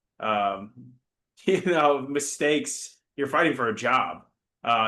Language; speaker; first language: English; native; English